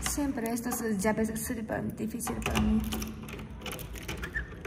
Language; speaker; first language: Spanish; non-native, fluent; Japanese